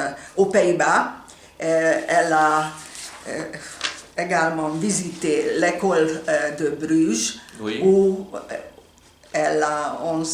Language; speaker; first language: French; non-native, fluent; Hungarian